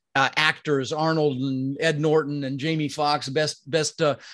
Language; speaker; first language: English; early bilingual, other home language; Dutch